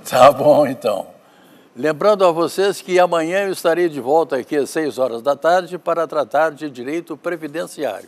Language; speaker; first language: Portuguese; native; Portuguese